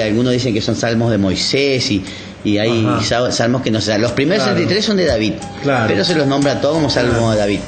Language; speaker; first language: Spanish; native; Spanish